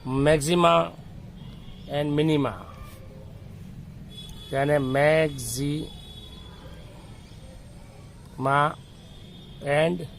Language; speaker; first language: Hindi; native; Hindi